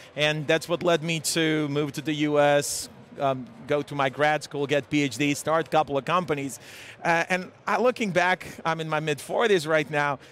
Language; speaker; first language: English; non-native, fluent; Serbian